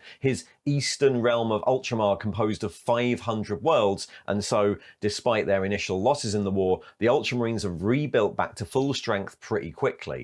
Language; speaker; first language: English; native; English